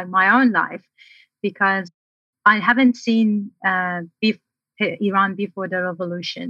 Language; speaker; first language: English; non-native, fluent; Persian